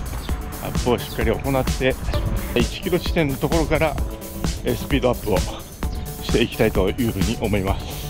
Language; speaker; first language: Japanese; native; Japanese